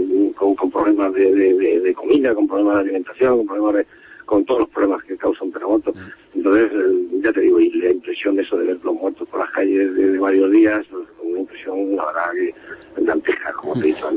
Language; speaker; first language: Spanish; native; Spanish